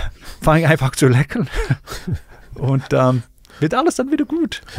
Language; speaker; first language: German; non-native, fluent; English